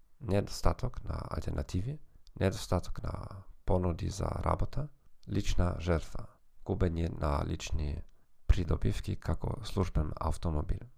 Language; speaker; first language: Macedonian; non-native, learner; German